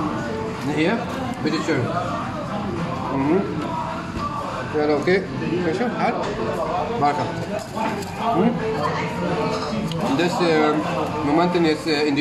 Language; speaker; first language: German; non-native, learner; Arabic